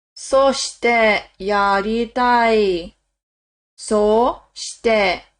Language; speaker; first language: Japanese; non-native, learner; English